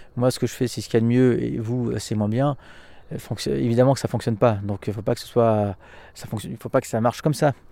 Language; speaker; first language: French; native; French